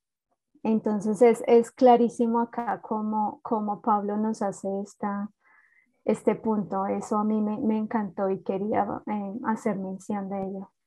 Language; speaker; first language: Spanish; native; Spanish